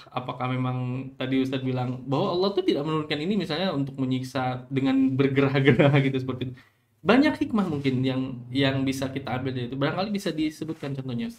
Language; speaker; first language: Indonesian; native; Indonesian